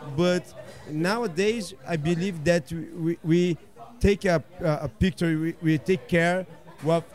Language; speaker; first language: English; non-native, fluent; Portuguese